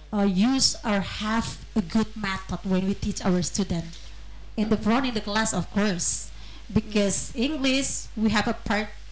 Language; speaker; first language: English; non-native, local second language; Indonesian